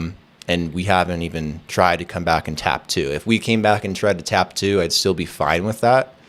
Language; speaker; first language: English; native; English